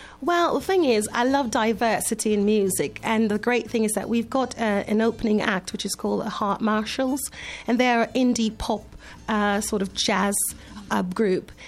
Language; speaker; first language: English; native; English